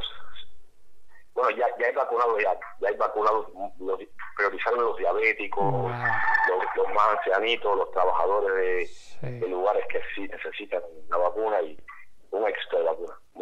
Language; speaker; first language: Spanish; native; Spanish